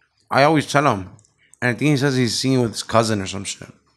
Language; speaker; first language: English; early bilingual, other home language; Spanish